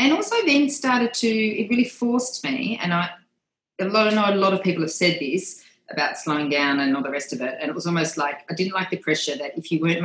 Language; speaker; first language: English; native; English